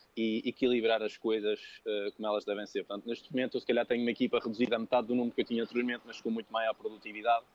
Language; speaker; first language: Portuguese; early bilingual, other home language; French